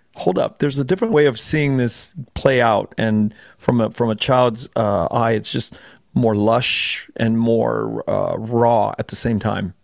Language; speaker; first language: English; native; English